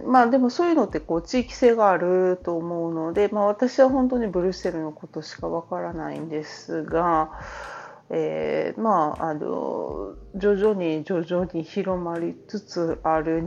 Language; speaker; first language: Japanese; native; Japanese